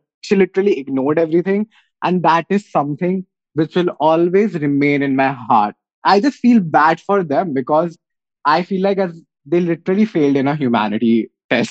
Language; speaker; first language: English; non-native, local second language; Hindi